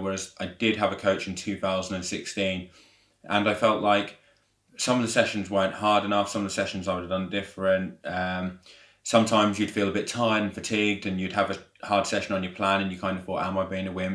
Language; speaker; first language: English; native; English